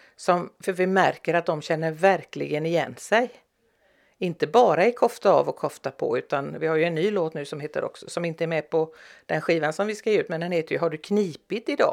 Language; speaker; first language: Swedish; native; Swedish